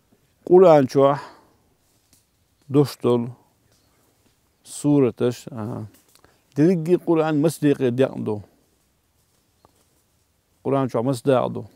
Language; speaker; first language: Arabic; non-native, fluent; Chechen